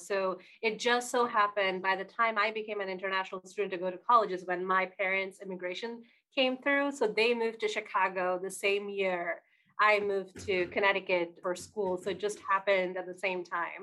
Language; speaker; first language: English; non-native, local second language; Bangla